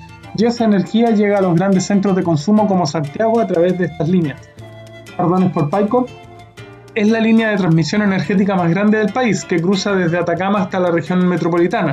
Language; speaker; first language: Spanish; native; Spanish